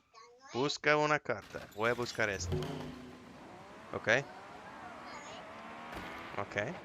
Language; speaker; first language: Spanish; non-native, learner; English